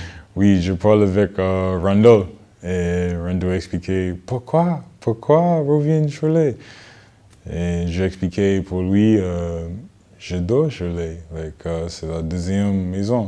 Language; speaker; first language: French; non-native, learner; English